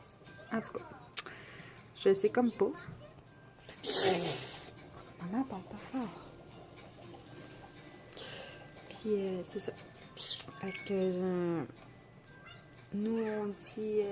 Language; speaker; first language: French; native; French